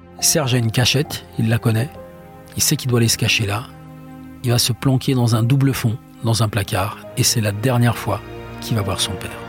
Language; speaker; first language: French; native; French